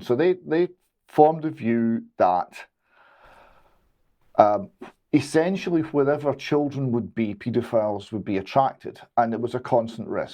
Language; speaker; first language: English; native; English